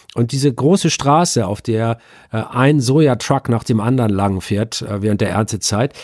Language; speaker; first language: German; native; German